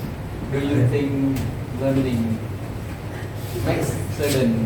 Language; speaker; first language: English; non-native, learner; Vietnamese